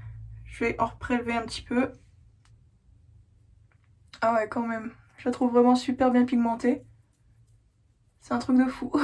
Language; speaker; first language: French; native; French